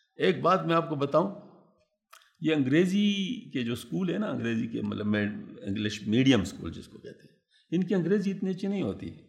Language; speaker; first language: Urdu; non-native, local second language; Pashto